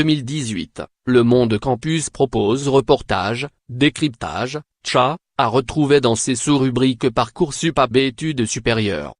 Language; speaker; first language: French; native; French